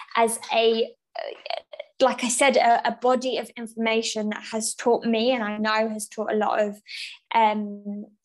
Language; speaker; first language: English; native; English